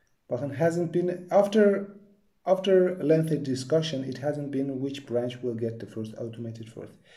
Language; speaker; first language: English; non-native, fluent; Azerbaijani